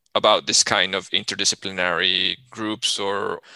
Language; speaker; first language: English; non-native, fluent; Spanish